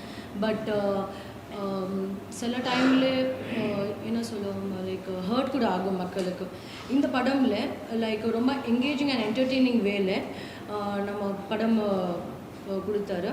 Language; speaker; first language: Tamil; non-native, learner; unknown